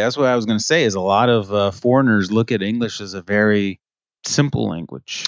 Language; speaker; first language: English; early bilingual, other home language; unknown